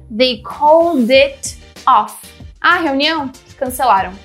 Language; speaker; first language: English; non-native, fluent; Portuguese